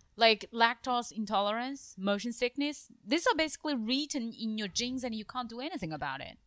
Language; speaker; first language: English; non-native, fluent; Chinese